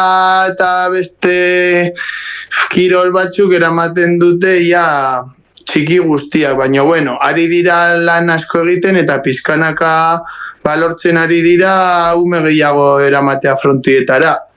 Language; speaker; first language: Basque; non-native, local second language; Spanish